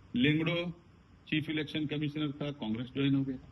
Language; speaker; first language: Hindi; non-native, local second language; Kannada